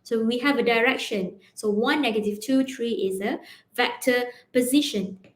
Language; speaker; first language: English; non-native, local second language; Malay